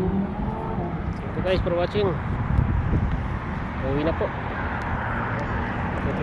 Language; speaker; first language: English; non-native, learner; Filipino